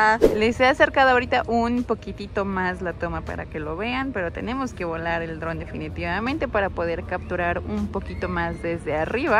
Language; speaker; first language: Spanish; native; Spanish